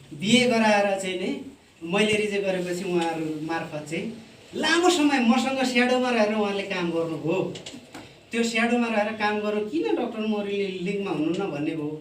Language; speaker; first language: Nepali; non-native, local second language; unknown